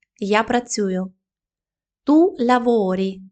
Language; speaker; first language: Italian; non-native, fluent; Ukrainian